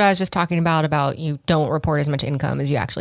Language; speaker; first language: English; native; English